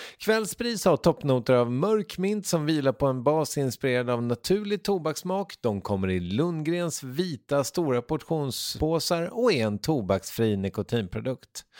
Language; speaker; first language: Swedish; native; Swedish